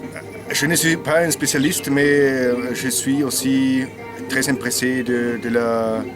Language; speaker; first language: French; non-native, learner; German